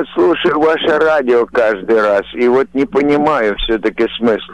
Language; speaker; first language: Russian; native; Russian